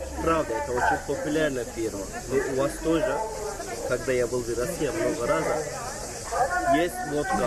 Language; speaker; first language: Russian; non-native, learner; Turkish